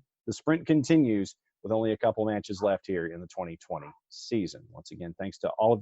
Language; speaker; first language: English; native; English